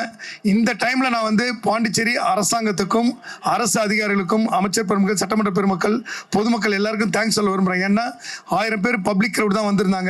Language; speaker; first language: Tamil; native; Tamil